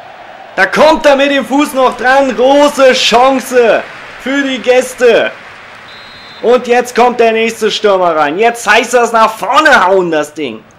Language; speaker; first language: German; native; German